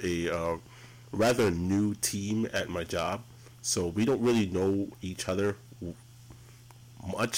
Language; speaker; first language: English; early bilingual, other home language; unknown